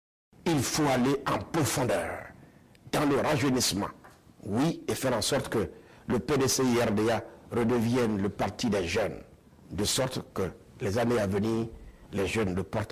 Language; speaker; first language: French; non-native, local second language; Baoulé